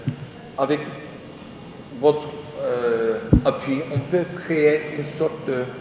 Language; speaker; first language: French; non-native, fluent; Turkish